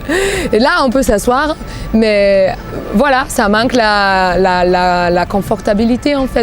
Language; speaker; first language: French; non-native, fluent; Bulgarian